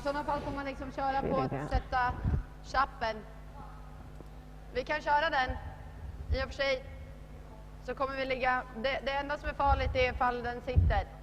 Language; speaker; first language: Swedish; native; Swedish